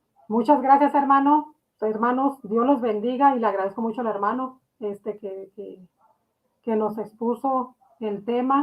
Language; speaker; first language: Spanish; native; Spanish